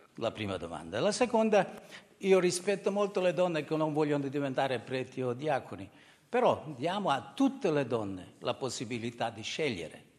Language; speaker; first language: Italian; non-native, fluent; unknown